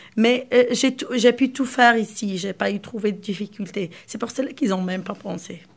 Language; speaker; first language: French; non-native, local second language; Arabic